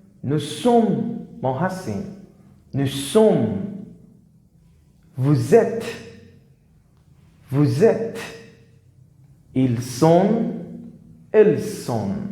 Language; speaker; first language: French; non-native, learner; Persian